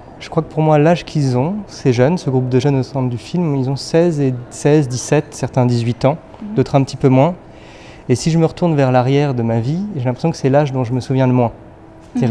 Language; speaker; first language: French; native; French